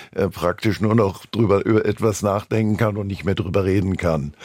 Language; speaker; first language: German; native; German